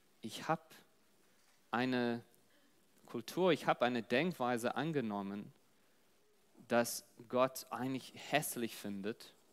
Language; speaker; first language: German; non-native, fluent; English